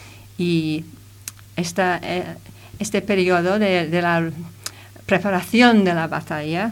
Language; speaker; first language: Spanish; non-native, fluent; English